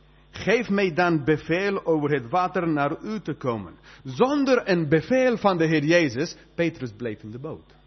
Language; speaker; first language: Dutch; non-native, fluent; English